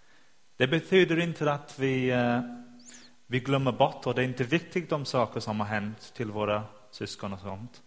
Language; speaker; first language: Swedish; non-native, fluent; English